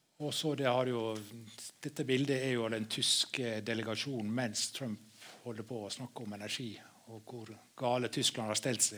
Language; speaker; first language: Norwegian; native; Norwegian